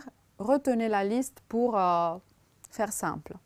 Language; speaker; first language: French; non-native, fluent; Romanian